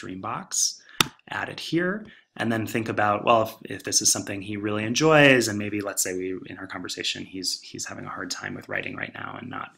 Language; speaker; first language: English; native; English